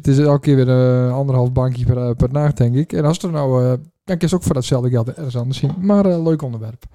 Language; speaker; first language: Dutch; native; Dutch